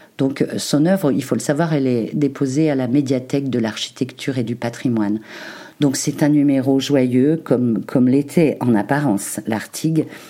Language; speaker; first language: French; native; French